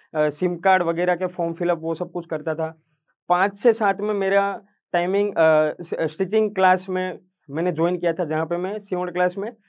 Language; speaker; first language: Hindi; non-native, local second language; Gujarati